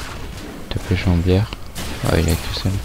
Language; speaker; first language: French; native; French